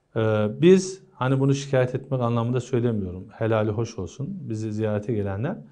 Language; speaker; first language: Turkish; native; Turkish